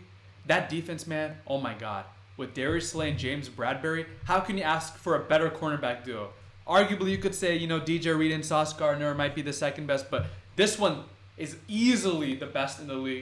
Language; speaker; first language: English; native; English